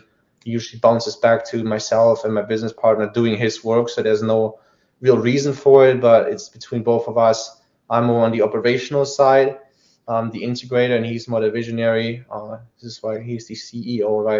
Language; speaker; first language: English; non-native, fluent; German